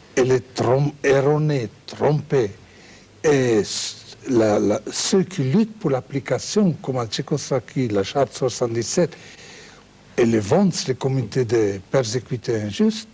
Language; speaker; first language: French; non-native, fluent; Czech